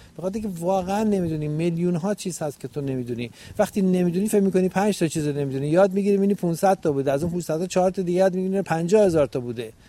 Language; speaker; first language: Persian; native; Persian